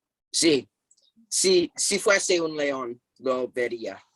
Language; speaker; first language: Spanish; non-native, fluent; English